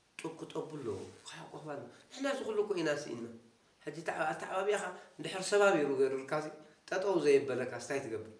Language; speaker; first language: Tigrinya; native; Tigrinya